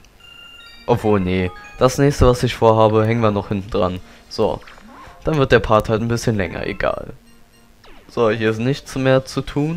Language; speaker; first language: German; native; German